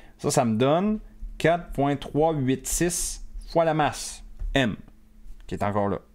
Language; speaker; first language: French; native; French